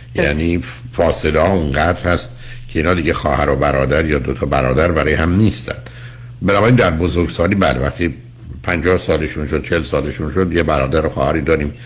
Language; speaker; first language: Persian; native; Persian